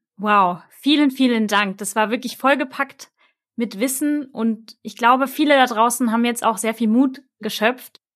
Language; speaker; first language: German; native; German